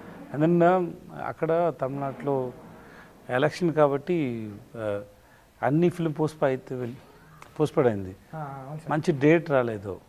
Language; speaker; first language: Telugu; non-native, learner; Tamil